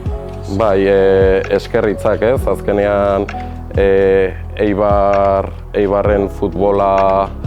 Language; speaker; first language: Basque; non-native, local second language; Spanish